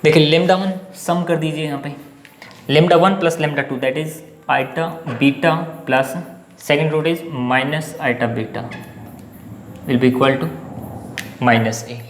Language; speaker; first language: Hindi; native; Hindi